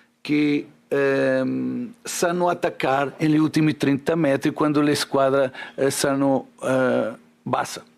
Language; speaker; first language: Italian; non-native, learner; Portuguese